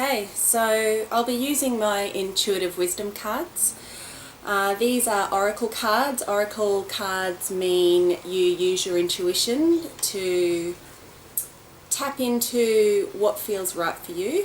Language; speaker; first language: English; native; English